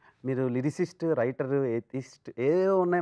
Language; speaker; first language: Telugu; native; Telugu